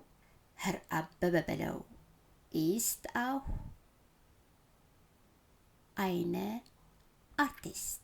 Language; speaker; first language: German; non-native, learner; Amharic